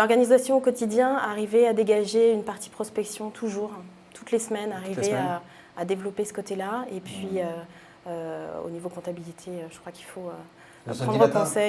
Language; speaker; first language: French; native; French